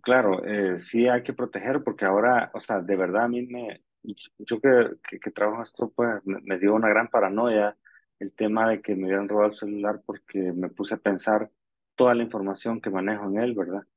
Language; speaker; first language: Spanish; native; Spanish